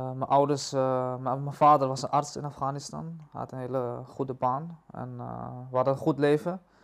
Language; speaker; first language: Dutch; early bilingual, other home language; Persian